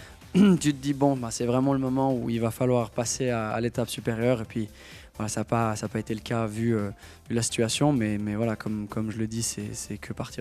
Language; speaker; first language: French; native; French